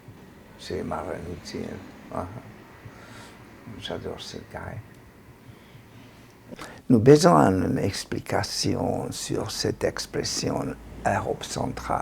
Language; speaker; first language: French; non-native, learner; Hungarian